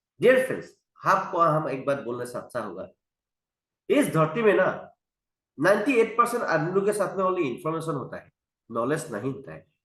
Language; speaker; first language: Hindi; non-native, local second language; Assamese